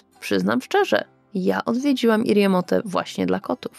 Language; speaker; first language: Polish; native; Polish